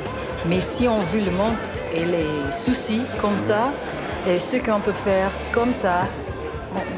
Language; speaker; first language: French; non-native, learner; English